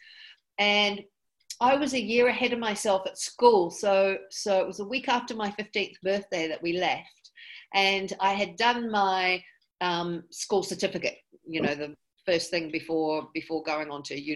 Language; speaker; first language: English; native; English